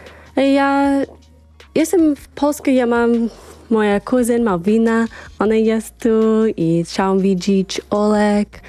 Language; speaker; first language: Polish; early bilingual, heritage; English